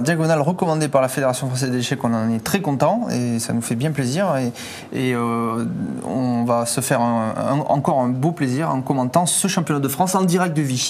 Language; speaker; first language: French; native; French